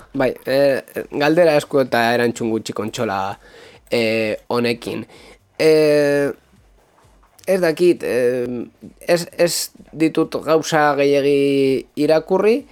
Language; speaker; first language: Basque; non-native, local second language; Spanish